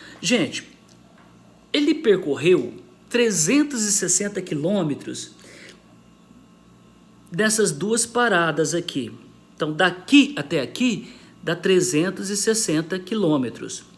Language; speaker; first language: Portuguese; native; Portuguese